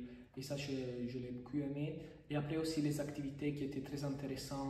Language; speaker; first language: French; non-native, fluent; Italian